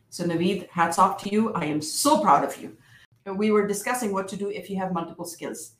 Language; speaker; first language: English; non-native, local second language; Hindi